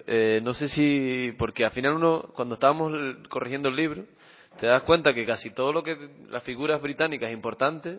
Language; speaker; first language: Spanish; native; Spanish